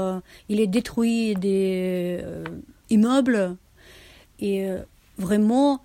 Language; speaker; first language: French; non-native, learner; Ukrainian